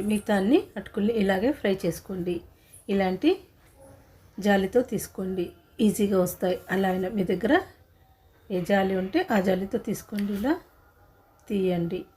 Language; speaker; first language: Telugu; native; Telugu